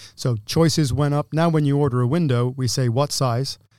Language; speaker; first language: English; native; English